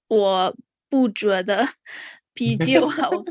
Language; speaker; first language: Chinese; non-native, learner; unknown